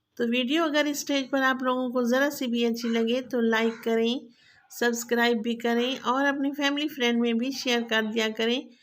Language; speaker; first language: Urdu; non-native, local second language; Saraiki